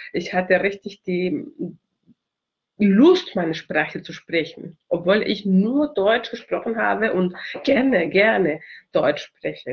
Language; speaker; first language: German; non-native, fluent; Spanish